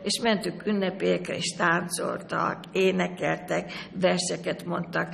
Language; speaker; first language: Hungarian; early bilingual, other home language; Greek